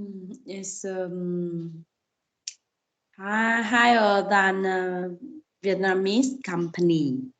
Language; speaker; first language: English; non-native, learner; Vietnamese